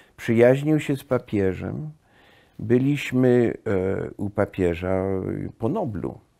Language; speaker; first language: Polish; early bilingual, heritage; Polish